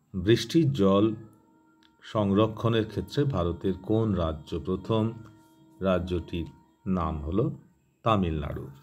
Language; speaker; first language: Bangla; native; Bangla